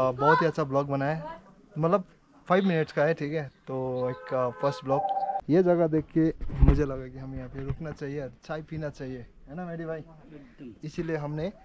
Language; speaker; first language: Hindi; non-native, local second language; Nepali